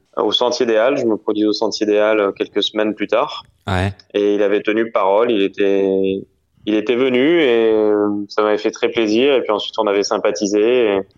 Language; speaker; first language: French; native; French